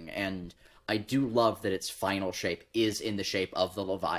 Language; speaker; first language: English; native; English